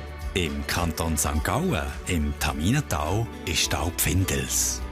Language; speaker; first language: German; native; German